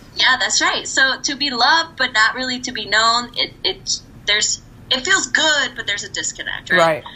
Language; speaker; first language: English; early bilingual, other home language; Spanish